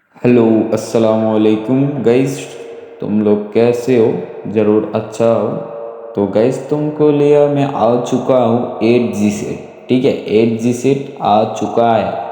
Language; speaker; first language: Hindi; non-native, learner; Bangla